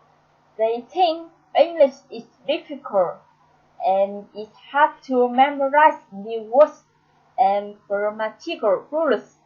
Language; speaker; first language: English; non-native, learner; Vietnamese